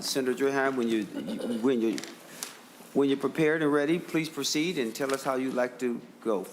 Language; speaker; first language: English; native; English